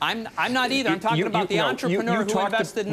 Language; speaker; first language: English; native; English